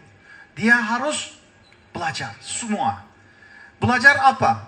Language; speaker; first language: Indonesian; non-native, learner; Turkish